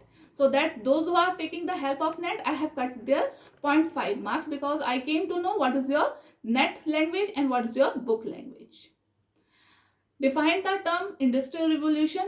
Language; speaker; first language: English; non-native, local second language; Hindi